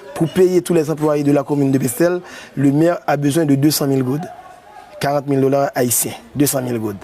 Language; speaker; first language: French; non-native, local second language; Haitian Creole